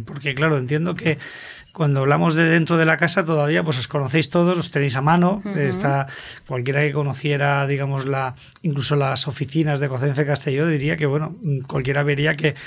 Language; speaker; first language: Spanish; native; Spanish